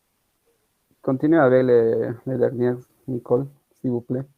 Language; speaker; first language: French; non-native, learner; Spanish